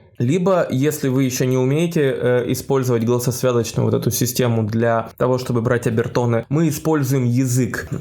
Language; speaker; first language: Russian; native; Russian